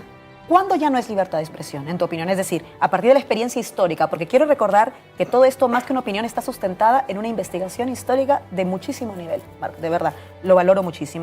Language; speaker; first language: Spanish; native; Spanish